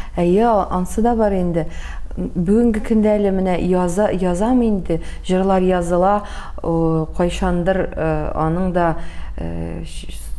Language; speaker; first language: Tatar; native; Tatar